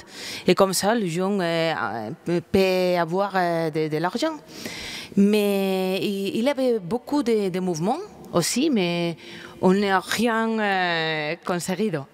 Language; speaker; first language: French; non-native, fluent; Spanish